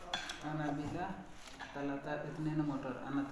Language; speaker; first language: Arabic; non-native, learner; Indonesian